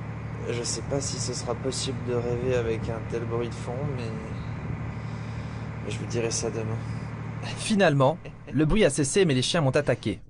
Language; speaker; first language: French; native; French